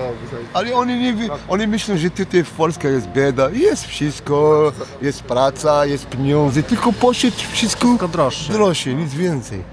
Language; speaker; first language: Polish; non-native, learner; Arabic